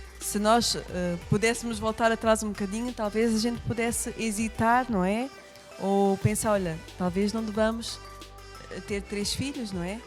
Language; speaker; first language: Portuguese; native; Portuguese